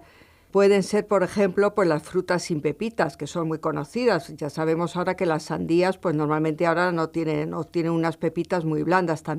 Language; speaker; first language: Spanish; native; Spanish